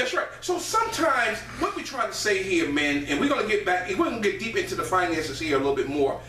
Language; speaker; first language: English; native; English